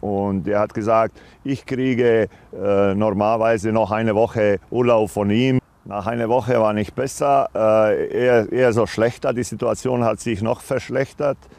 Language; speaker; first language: German; non-native, fluent; Croatian